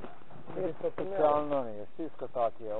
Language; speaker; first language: Polish; non-native, learner; Ukrainian